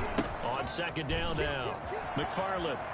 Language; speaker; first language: English; native; English